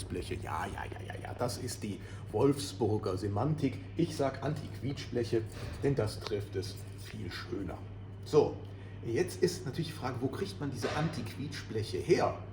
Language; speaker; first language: German; native; German